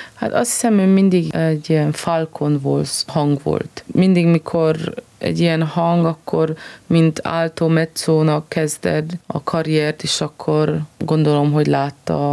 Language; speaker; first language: Hungarian; early bilingual, heritage; Hungarian